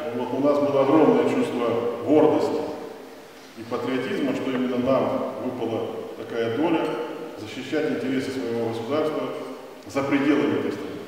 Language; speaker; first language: Russian; native; Russian